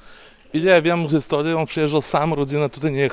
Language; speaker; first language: Polish; non-native, learner; Lithuanian